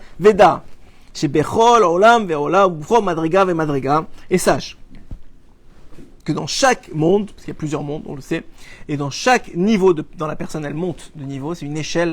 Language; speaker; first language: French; native; French